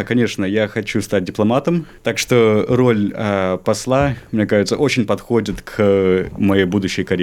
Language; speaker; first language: Russian; early bilingual, heritage; Russian